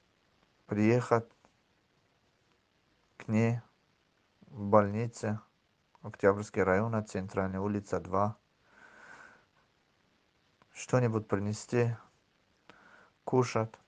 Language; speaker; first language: Russian; non-native, learner; Tajik